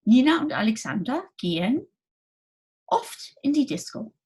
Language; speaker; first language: German; non-native, fluent; English